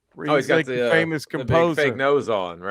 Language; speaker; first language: English; native; English